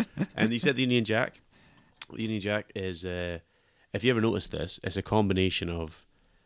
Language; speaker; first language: English; native; English